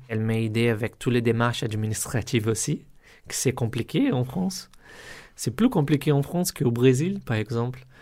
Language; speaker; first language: French; non-native, learner; Portuguese